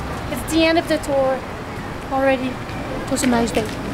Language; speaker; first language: English; native; English